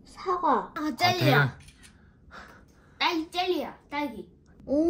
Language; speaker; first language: Korean; early bilingual, other home language; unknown